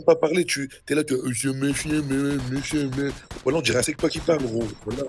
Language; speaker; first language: French; native; French